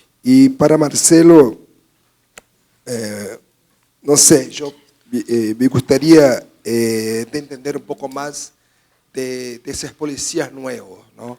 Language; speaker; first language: Spanish; non-native, fluent; Portuguese